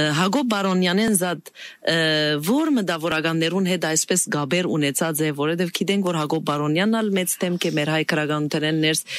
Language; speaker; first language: Armenian; native; Armenian